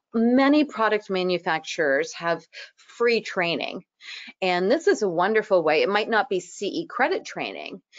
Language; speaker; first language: English; native; English